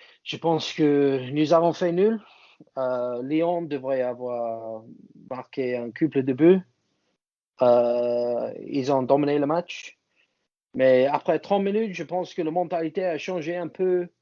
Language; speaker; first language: French; non-native, fluent; English